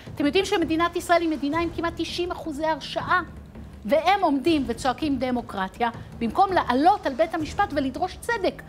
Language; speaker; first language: Hebrew; native; Hebrew